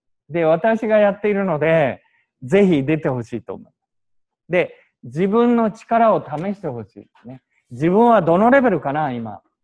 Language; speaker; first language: Japanese; native; Japanese